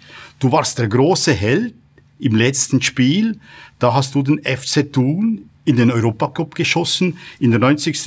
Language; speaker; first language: German; native; German